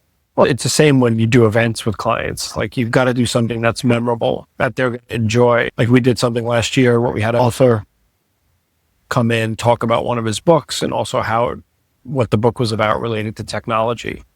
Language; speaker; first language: English; native; English